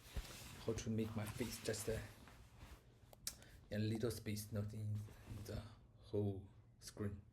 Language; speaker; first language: English; non-native, learner; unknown